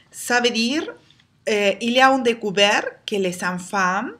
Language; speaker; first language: French; non-native, learner; Spanish